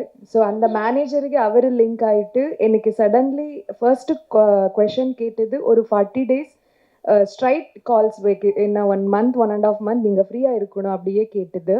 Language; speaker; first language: Tamil; non-native, learner; Kannada